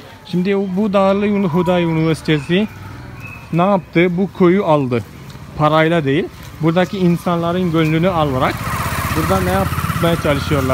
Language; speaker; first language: Turkish; non-native, fluent; Malayalam